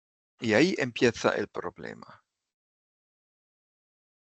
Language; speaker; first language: Spanish; non-native, fluent; German